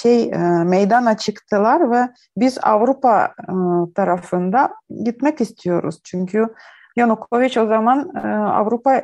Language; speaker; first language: Turkish; non-native, learner; Ukrainian